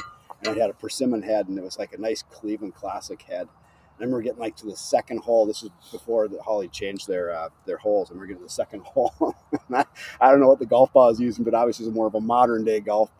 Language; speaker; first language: English; native; English